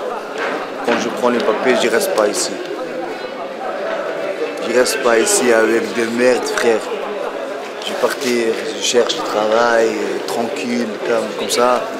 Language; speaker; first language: French; non-native, learner; Arabic